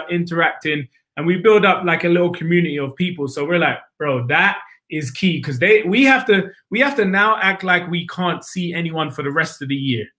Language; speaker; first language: English; native; English